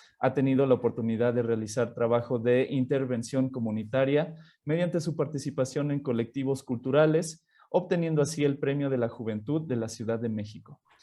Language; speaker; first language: Spanish; native; Spanish